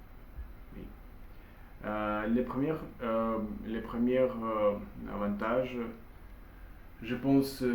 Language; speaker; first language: French; non-native, learner; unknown